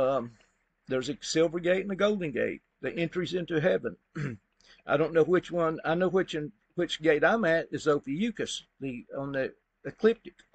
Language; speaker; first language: English; native; English